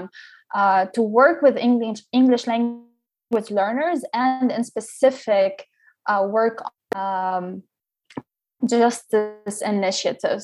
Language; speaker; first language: English; non-native, local second language; Arabic